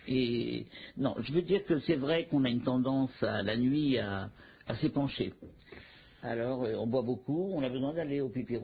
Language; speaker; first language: French; native; French